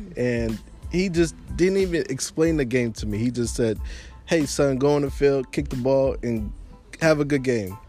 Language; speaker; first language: English; early bilingual, other home language; Haitian Creole